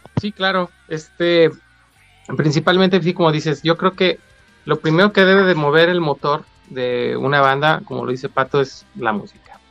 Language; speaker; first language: Spanish; native; Spanish